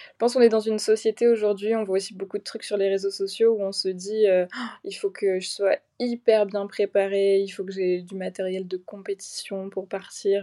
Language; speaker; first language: French; native; French